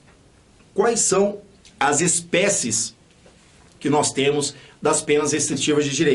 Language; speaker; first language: Portuguese; native; Portuguese